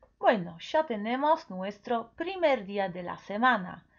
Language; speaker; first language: Spanish; non-native, fluent; Polish